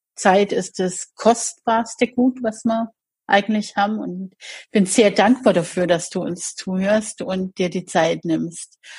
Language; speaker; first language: German; native; German